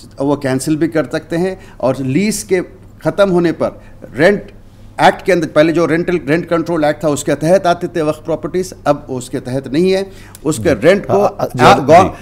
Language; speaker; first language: Urdu; native; Urdu